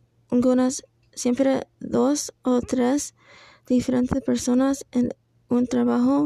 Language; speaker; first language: Spanish; non-native, learner; English